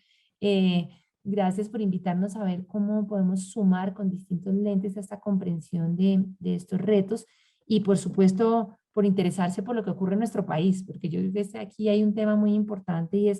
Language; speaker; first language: Spanish; native; Spanish